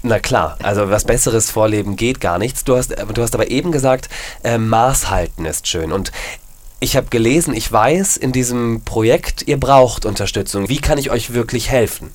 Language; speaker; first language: German; native; German